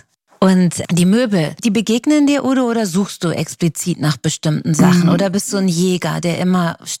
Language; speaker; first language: German; native; German